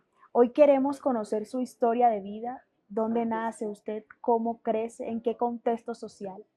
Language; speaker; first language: Spanish; native; Spanish